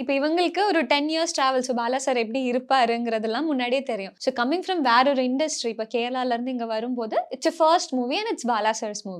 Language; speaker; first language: Tamil; native; Tamil